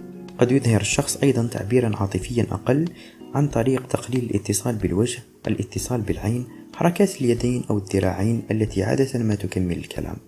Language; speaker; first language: Arabic; native; Arabic